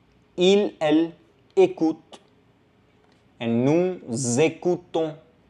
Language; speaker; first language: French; non-native, fluent; Hindi